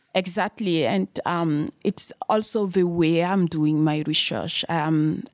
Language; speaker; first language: English; non-native, fluent; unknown